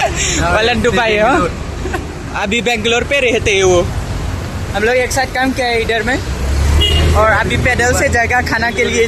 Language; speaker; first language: Hindi; non-native, local second language; Khasi